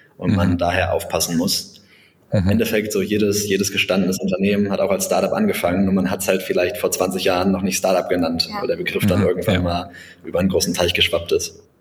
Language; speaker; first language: German; native; German